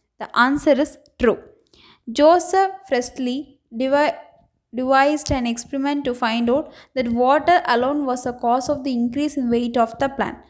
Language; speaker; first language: English; non-native, local second language; Tamil